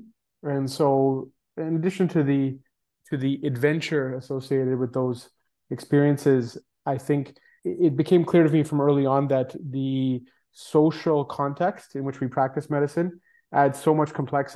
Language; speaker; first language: English; native; English